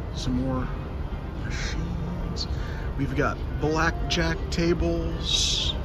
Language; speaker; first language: English; native; English